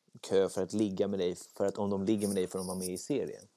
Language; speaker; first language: Swedish; native; Swedish